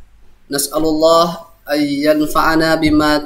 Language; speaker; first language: Arabic; non-native, fluent; Indonesian